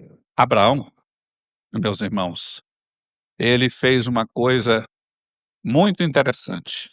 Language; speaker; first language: Portuguese; native; Portuguese